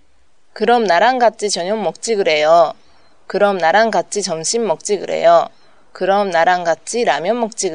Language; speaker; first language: Korean; non-native, learner; Japanese